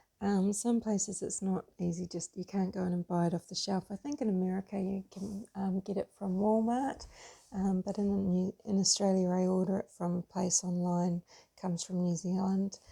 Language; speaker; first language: English; native; English